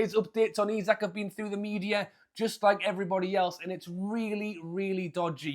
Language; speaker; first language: English; native; English